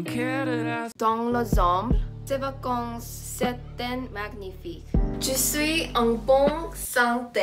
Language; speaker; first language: French; non-native, learner; Korean